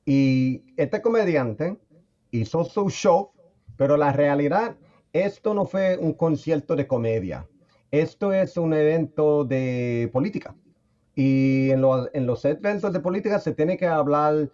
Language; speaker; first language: Spanish; early bilingual, heritage; Spanish